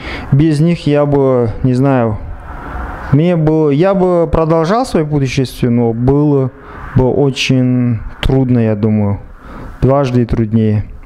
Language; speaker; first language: Russian; non-native, local second language; Kazakh